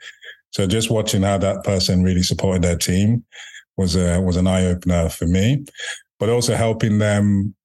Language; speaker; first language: English; native; English